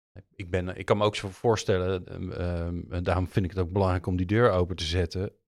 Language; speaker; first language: Dutch; native; Dutch